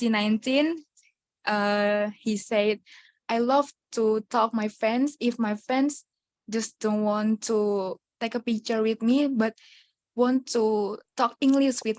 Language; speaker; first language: English; non-native, learner; Indonesian